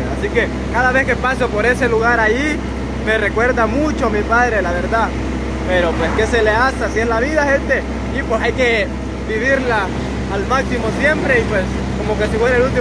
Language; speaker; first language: Spanish; native; Spanish